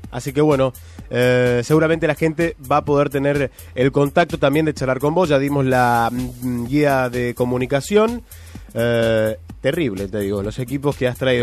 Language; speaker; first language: Spanish; native; Spanish